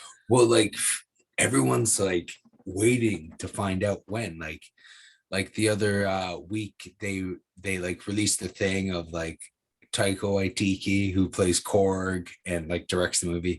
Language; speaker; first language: English; native; English